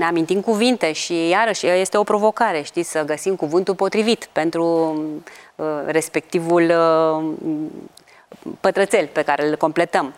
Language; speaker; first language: Romanian; native; Romanian